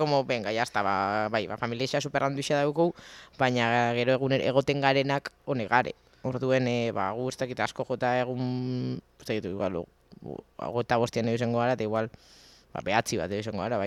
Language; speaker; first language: Basque; native; Basque